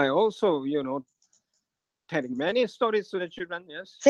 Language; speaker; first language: English; non-native, learner; Japanese